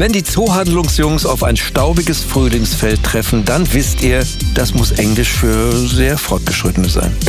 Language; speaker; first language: German; native; German